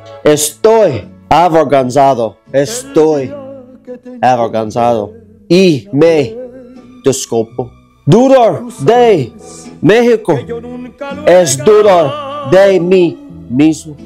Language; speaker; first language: Spanish; non-native, learner; English